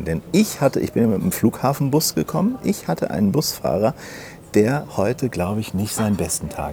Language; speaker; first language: German; native; German